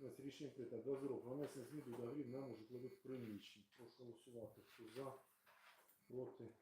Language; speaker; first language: Ukrainian; native; Ukrainian